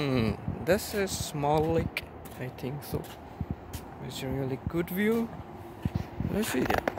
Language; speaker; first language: English; non-native, learner; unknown